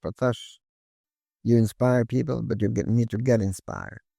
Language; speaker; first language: English; non-native, fluent; Albanian